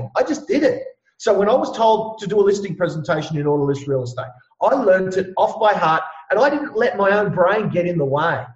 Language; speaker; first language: English; native; English